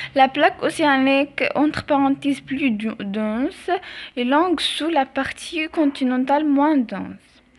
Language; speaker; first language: French; non-native, local second language; Arabic